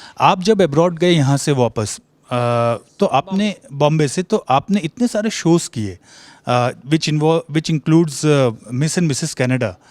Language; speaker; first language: Hindi; native; Hindi